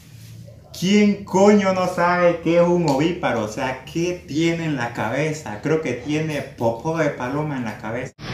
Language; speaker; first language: Spanish; native; Spanish